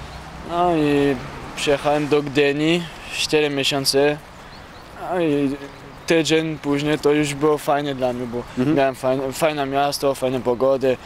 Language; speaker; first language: Polish; early bilingual, heritage; French